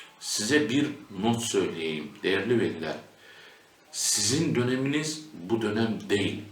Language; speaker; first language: Turkish; native; Turkish